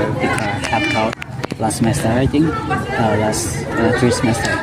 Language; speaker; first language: English; non-native, learner; Indonesian